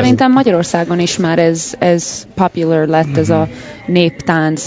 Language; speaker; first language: Hungarian; early bilingual, heritage; Hungarian